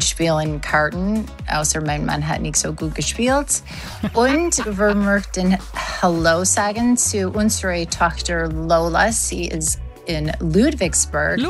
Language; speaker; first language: German; non-native, learner; English